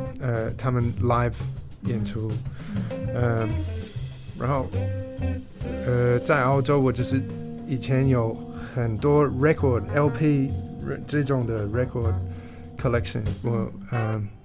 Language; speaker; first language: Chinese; non-native, fluent; English